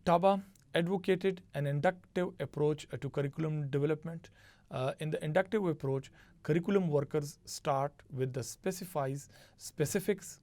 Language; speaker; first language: English; non-native, local second language; Urdu